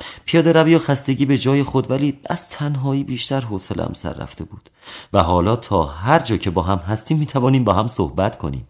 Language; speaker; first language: Persian; native; Persian